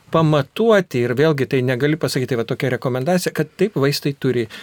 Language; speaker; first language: Lithuanian; native; Lithuanian